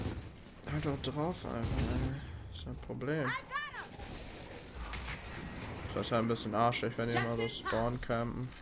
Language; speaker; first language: German; native; German